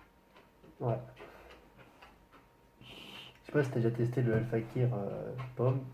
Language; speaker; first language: French; native; French